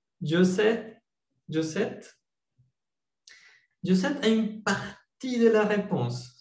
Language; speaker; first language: French; non-native, fluent; Spanish